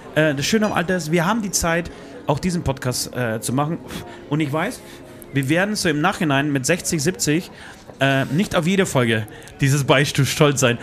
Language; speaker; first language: German; early bilingual, other home language; Polish